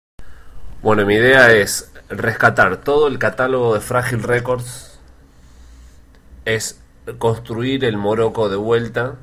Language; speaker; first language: Spanish; native; Spanish